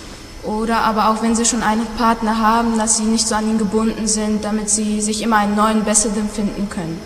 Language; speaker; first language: German; non-native, fluent; Polish